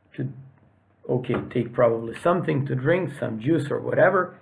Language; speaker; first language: English; non-native, fluent; Serbian